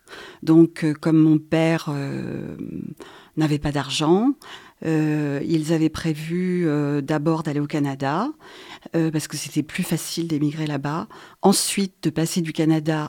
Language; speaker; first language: French; native; French